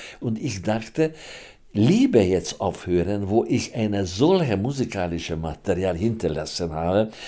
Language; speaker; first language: German; non-native, fluent; Hungarian